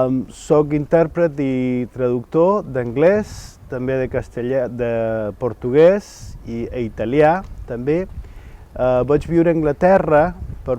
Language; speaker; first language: Catalan; non-native, fluent; Spanish